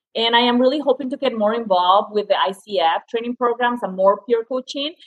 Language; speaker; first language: English; non-native, fluent; Spanish